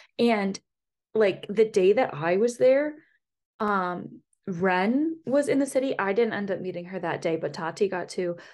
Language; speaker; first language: English; native; English